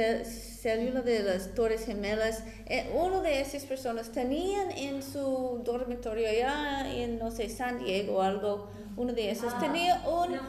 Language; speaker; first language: Spanish; non-native, fluent; English